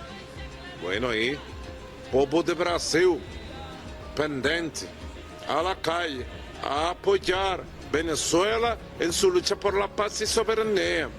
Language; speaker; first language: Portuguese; non-native, learner; Spanish